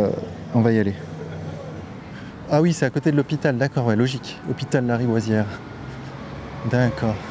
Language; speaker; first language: French; native; French